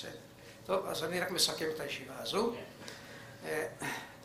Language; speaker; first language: Hebrew; non-native, fluent; Hungarian